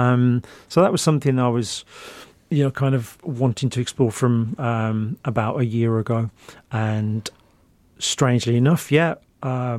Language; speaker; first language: English; native; English